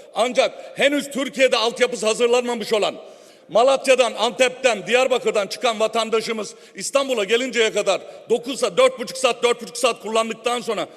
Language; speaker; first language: Turkish; native; Turkish